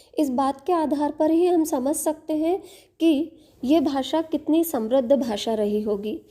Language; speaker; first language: Hindi; native; Hindi